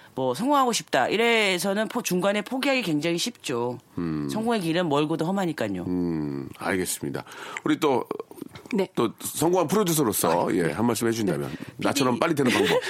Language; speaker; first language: Korean; native; Korean